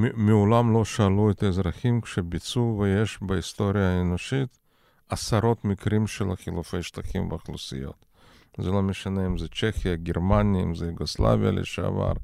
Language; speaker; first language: Hebrew; non-native, fluent; Russian